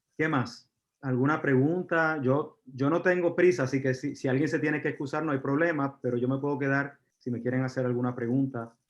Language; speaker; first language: Spanish; native; Spanish